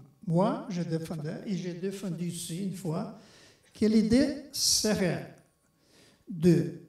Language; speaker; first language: French; non-native, fluent; Portuguese